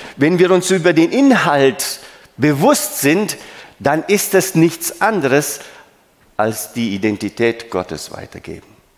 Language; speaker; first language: German; non-native, fluent; Romanian